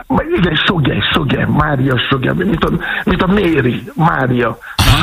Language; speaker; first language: Hungarian; non-native, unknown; Yoruba